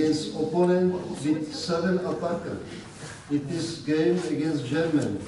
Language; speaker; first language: English; non-native, learner; Czech